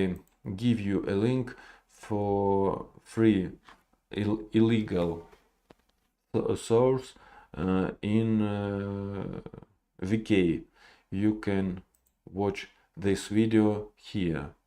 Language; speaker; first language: English; non-native, learner; Russian